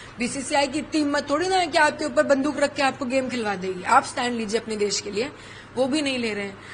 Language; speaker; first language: Hindi; native; Hindi